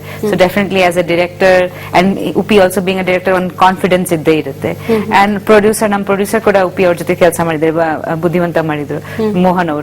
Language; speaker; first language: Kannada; non-native, fluent; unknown